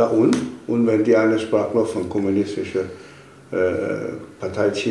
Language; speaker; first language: German; non-native, fluent; Chinese